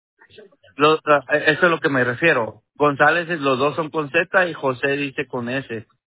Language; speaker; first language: Spanish; native; Spanish